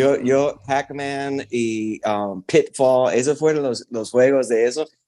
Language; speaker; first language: Spanish; non-native, fluent; English